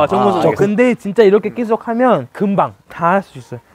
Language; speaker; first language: Korean; early bilingual, other home language; Lingala